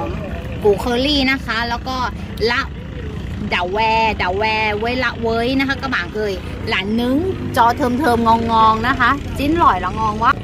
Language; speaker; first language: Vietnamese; early bilingual, heritage; Vietnamese